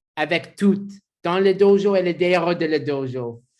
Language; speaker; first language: French; non-native, learner; English